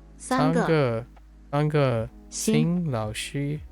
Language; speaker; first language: Chinese; non-native, learner; English